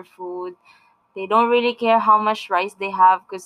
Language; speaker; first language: English; non-native, local second language; Filipino